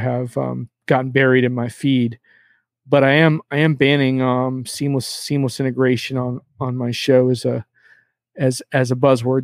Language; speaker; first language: English; native; English